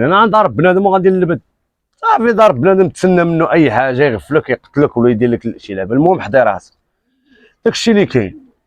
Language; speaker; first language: Arabic; native; Arabic